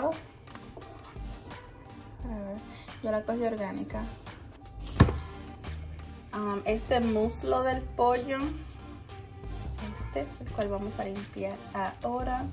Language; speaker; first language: Spanish; early bilingual, heritage; Spanish